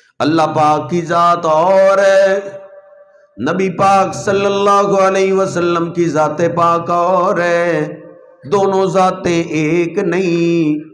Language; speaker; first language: Urdu; non-native, local second language; Punjabi